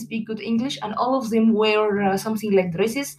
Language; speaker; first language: English; non-native, learner; Arabic